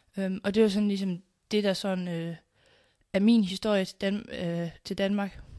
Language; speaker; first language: Danish; early bilingual, other home language; Central Kurdish